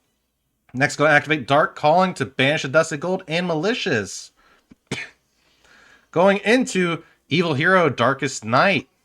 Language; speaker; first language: English; native; English